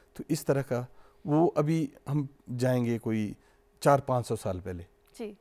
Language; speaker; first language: Hindi; native; Hindi